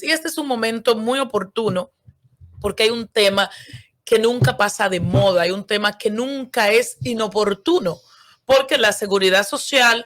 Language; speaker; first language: Spanish; native; Spanish